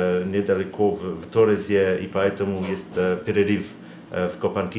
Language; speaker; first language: Russian; non-native, learner; English